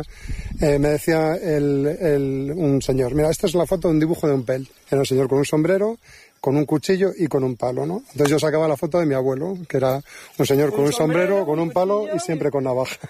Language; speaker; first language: Spanish; native; Spanish